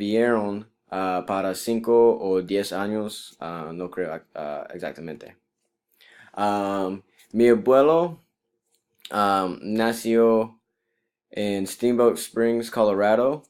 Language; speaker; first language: Spanish; non-native, learner; English